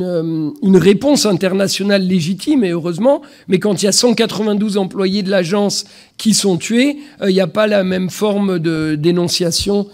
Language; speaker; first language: French; native; French